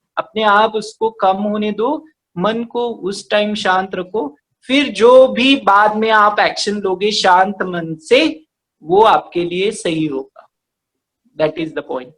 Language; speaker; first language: Hindi; non-native, local second language; Marathi